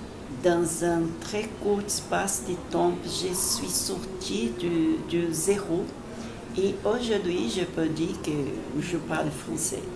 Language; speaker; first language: French; non-native, learner; Portuguese